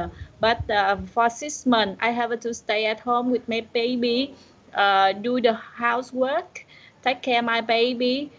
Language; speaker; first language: English; non-native, learner; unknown